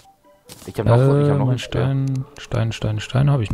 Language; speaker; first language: German; native; German